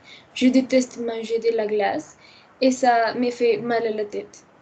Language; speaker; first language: French; non-native, learner; Spanish